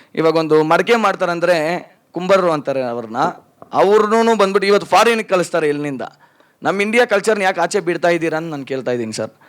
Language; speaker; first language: Kannada; non-native, local second language; Lambadi